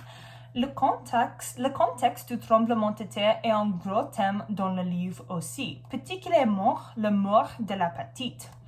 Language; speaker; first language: French; non-native, learner; English